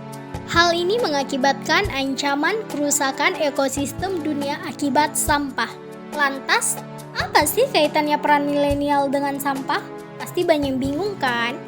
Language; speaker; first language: Indonesian; native; Indonesian